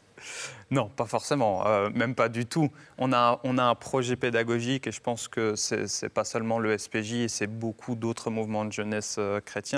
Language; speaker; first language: French; native; French